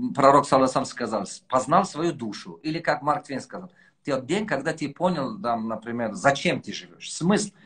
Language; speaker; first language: Russian; non-native, local second language; Tajik